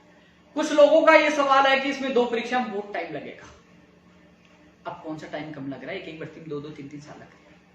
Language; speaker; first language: Hindi; native; Hindi